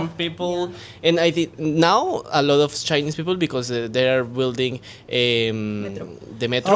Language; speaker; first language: English; non-native, fluent; Spanish